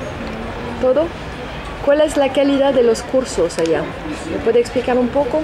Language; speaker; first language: Spanish; non-native, fluent; French